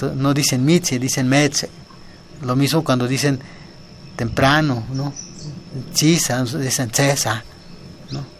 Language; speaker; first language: Spanish; non-native, local second language; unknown